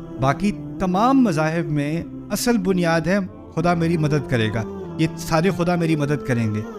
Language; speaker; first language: Urdu; early bilingual, heritage; Urdu